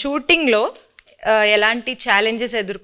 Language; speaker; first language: Telugu; native; Telugu